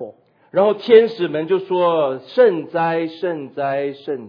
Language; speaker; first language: Chinese; native; Chinese